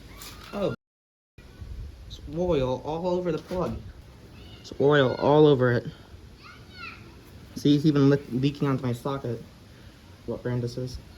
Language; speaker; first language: English; native; English